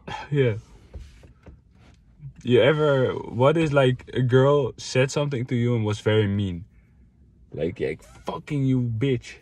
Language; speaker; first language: English; non-native, fluent; Dutch